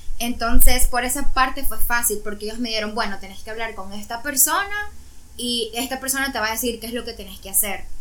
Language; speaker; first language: Spanish; native; Spanish